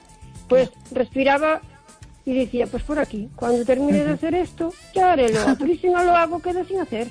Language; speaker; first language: Spanish; non-native, local second language; Galician